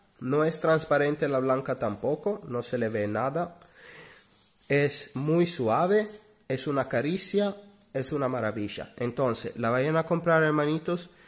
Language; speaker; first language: Spanish; non-native, learner; Italian